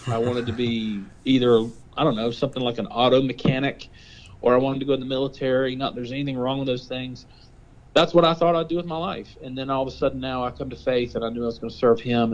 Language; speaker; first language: English; native; English